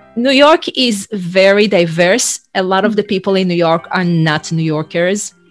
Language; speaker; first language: English; non-native, fluent; Hebrew